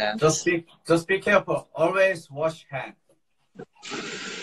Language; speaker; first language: English; non-native, learner; Korean